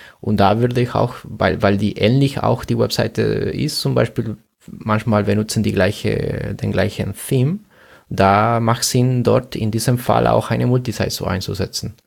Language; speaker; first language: German; non-native, fluent; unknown